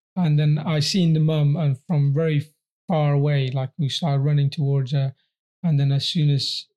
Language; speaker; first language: English; early bilingual, other home language; Persian